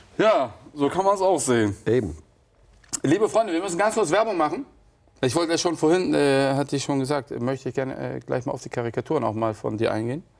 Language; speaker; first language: German; early bilingual, other home language; Turkish